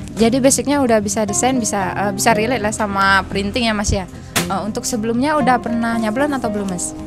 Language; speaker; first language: Indonesian; native; Indonesian